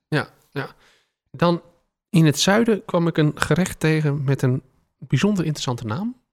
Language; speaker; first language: Dutch; native; Dutch